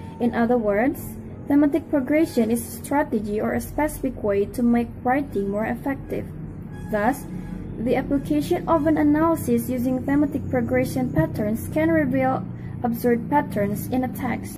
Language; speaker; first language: English; non-native, fluent; Indonesian